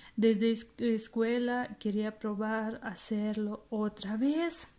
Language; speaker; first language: Spanish; non-native, fluent; Russian